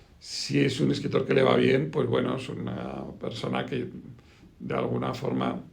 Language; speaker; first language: Spanish; native; Spanish